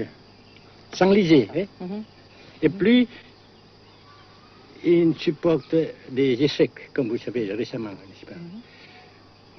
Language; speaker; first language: French; non-native, local second language; Vietnamese